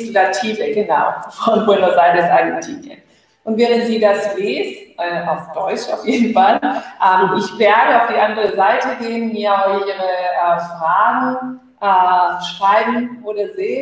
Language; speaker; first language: German; non-native, fluent; Spanish